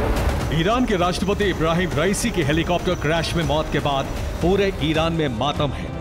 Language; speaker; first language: Hindi; native; Hindi